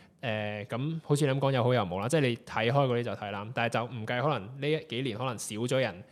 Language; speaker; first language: Cantonese; native; Cantonese